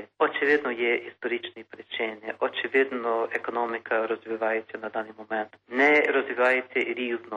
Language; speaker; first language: Ukrainian; early bilingual, heritage; Ukrainian